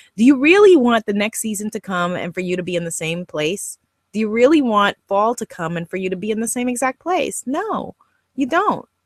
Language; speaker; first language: English; native; English